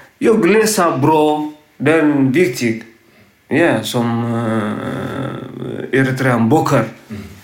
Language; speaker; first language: Swedish; non-native, learner; Tigrinya